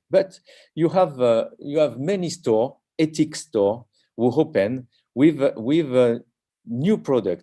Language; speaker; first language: English; non-native, learner; French